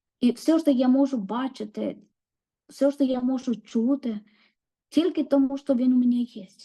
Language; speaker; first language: Ukrainian; non-native, learner; Malayalam